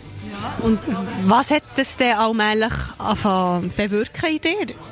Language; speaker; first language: German; native; German